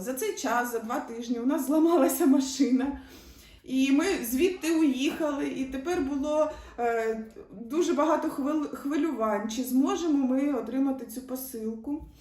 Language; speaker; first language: Ukrainian; native; Ukrainian